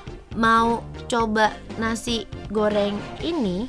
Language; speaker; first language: Indonesian; non-native, fluent; Dutch